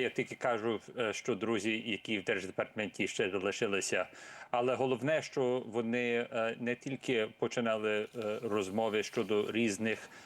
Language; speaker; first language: Ukrainian; early bilingual, heritage; Ukrainian